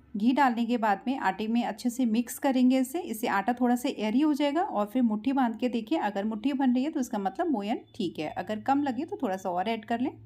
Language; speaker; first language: Hindi; native; Hindi